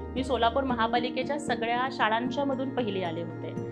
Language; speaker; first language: Marathi; non-native, local second language; Telugu